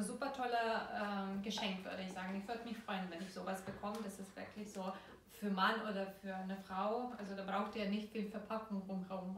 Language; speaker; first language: German; non-native, fluent; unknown